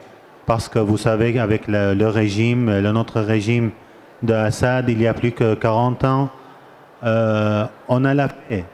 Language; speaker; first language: French; non-native, learner; Armenian